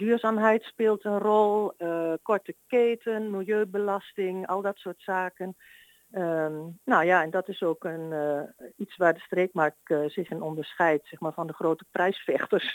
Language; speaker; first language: Dutch; native; Dutch